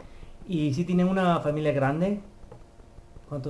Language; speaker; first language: Spanish; early bilingual, heritage; Spanish